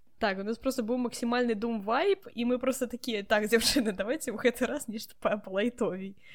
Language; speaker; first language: Belarusian; non-native, local second language; Russian